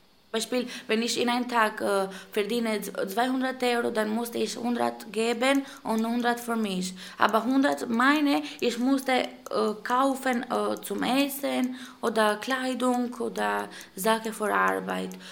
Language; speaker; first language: German; non-native, learner; Albanian